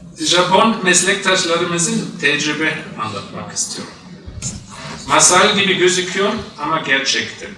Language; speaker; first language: Turkish; non-native, fluent; German